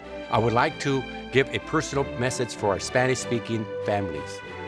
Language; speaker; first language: English; early bilingual, other home language; Spanish